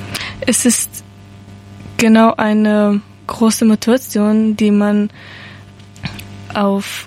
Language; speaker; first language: German; non-native, learner; Persian